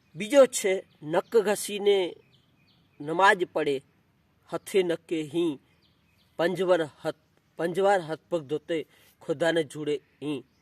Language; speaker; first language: Gujarati; non-native, local second language; Kachhi